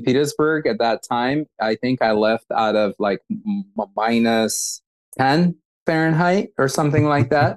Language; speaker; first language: English; early bilingual, other home language; Russian